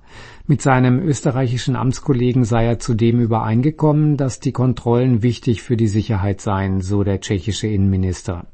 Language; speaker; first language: German; native; German